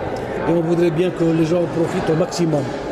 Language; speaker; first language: French; non-native, local second language; Arabic